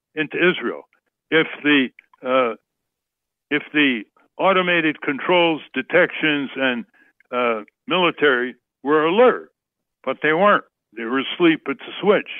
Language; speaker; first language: English; native; English